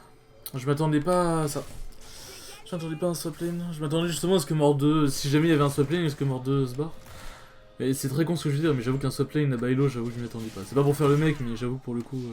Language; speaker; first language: French; native; French